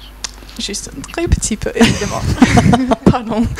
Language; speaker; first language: French; non-native, learner; English